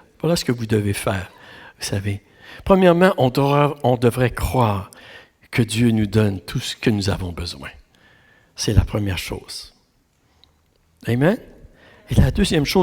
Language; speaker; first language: French; native; French